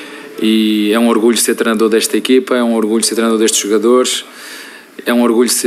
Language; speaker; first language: Portuguese; native; Portuguese